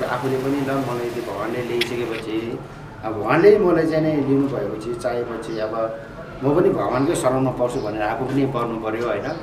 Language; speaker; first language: Nepali; non-native, local second language; Eastern Tamang